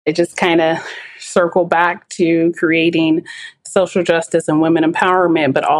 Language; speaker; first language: English; native; English